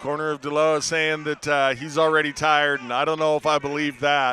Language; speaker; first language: English; native; English